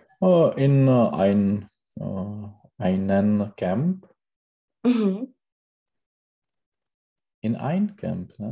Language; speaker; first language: German; non-native, learner; Czech